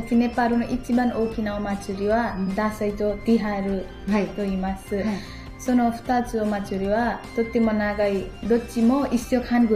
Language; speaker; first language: Japanese; non-native, learner; Nepali